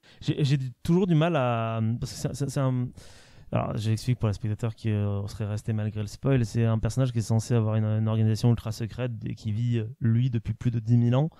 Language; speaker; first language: French; native; French